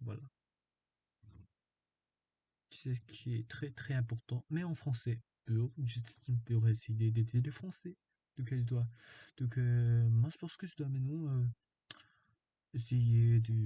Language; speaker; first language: French; non-native, fluent; Korean